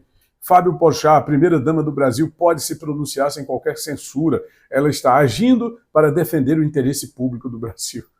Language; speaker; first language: Portuguese; native; Portuguese